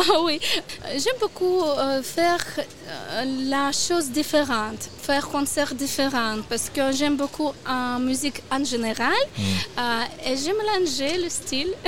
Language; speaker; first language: French; non-native, learner; Ukrainian